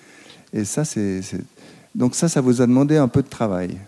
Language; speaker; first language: French; native; French